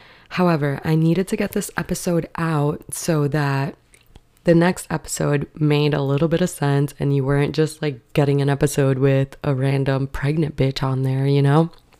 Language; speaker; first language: English; early bilingual, other home language; Spanish